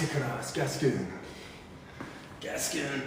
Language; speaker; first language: Indonesian; non-native, fluent; English